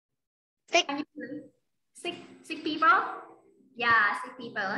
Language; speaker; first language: English; non-native, fluent; Vietnamese